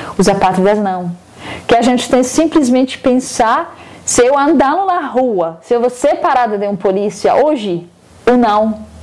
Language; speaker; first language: Portuguese; non-native, fluent; Arabic